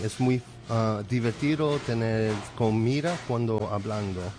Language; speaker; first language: Spanish; non-native, learner; English